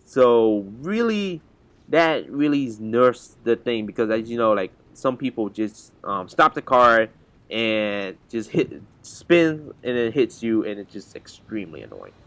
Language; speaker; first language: English; native; English